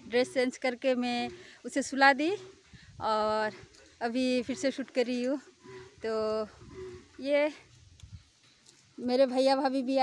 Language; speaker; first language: Hindi; non-native, local second language; Assamese